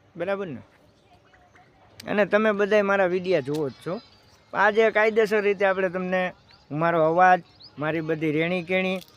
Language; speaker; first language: Gujarati; native; Gujarati